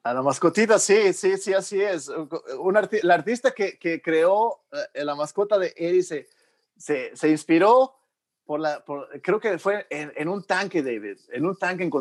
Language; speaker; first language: Spanish; early bilingual, heritage; Spanish